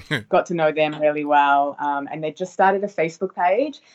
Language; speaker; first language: English; native; English